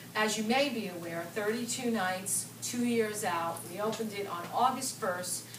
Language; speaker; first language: English; native; English